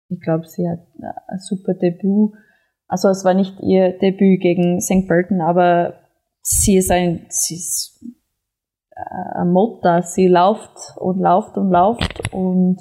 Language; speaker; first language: German; non-native, fluent; English